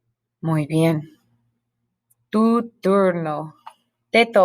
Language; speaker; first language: Spanish; non-native, fluent; English